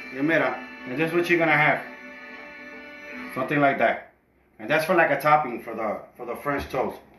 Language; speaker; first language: English; early bilingual, other home language; Spanish